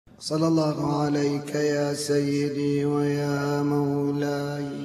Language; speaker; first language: Arabic; native; Arabic